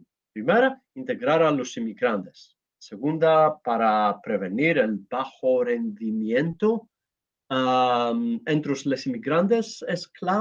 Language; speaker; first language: Spanish; non-native, learner; Greek